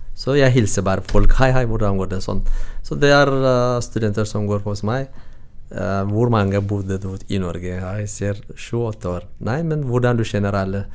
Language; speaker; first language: Norwegian; non-native, learner; Tigrinya